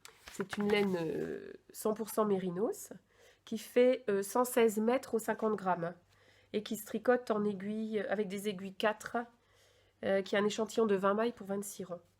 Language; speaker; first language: French; native; French